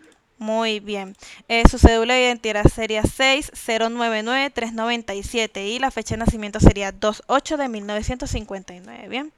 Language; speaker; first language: Spanish; native; Spanish